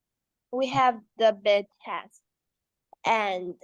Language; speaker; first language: English; non-native, learner; Chinese